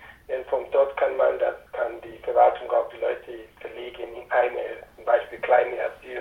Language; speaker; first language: German; non-native, fluent; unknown